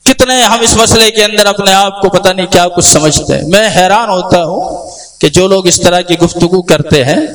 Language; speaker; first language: Urdu; native; Urdu